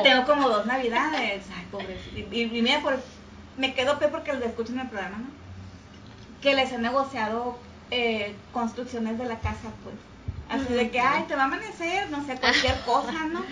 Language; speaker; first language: Spanish; native; Spanish